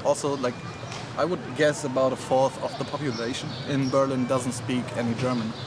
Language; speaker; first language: English; non-native, learner; Khmer